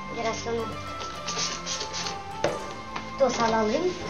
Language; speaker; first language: Turkish; non-native, learner; Russian